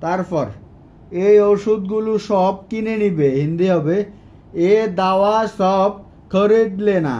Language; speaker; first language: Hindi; non-native, fluent; Bangla